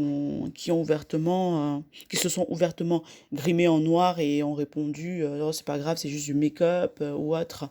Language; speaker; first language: French; native; French